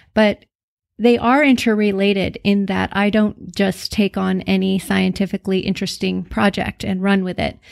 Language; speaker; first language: English; native; English